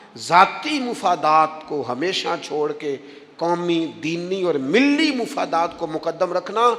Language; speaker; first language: Urdu; non-native, local second language; Punjabi